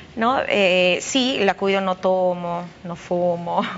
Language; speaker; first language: Spanish; native; Spanish